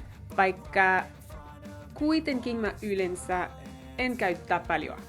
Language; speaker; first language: Finnish; non-native, fluent; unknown